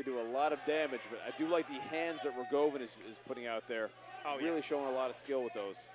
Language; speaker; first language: English; native; English